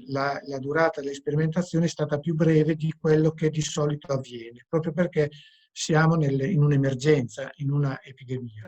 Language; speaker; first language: Italian; native; Italian